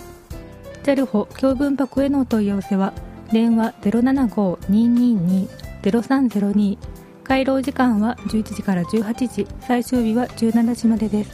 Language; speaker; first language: Japanese; native; Japanese